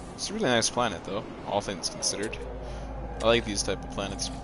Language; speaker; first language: English; native; English